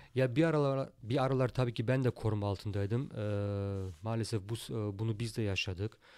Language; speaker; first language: Turkish; early bilingual, heritage; Turkish